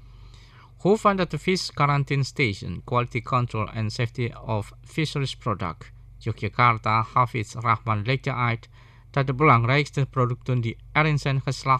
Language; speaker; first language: Dutch; non-native, fluent; Indonesian